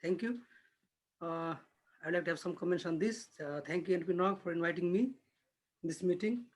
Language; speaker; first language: English; non-native, local second language; Nepali